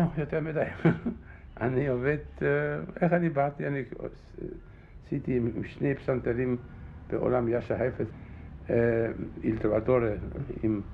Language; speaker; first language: Hebrew; non-native, fluent; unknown